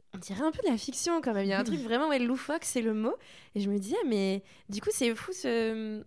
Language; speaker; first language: French; native; French